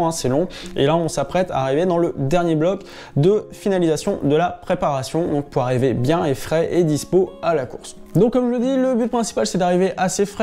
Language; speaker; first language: French; native; French